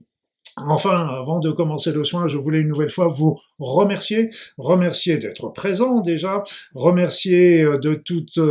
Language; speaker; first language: French; native; French